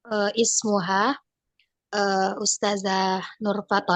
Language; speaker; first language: Arabic; non-native, learner; Indonesian